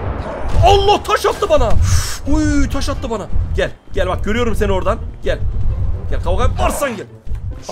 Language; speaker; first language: Turkish; native; Turkish